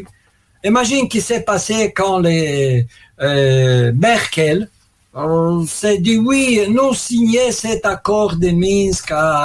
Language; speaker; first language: French; non-native, learner; Russian